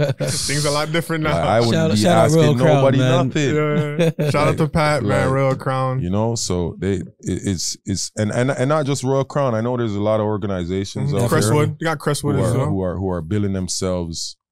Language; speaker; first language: English; native; English